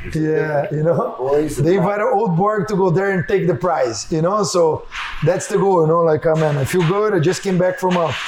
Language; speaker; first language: English; non-native, fluent; Portuguese